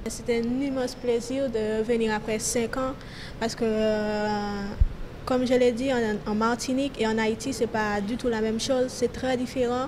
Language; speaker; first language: French; early bilingual, other home language; Haitian Creole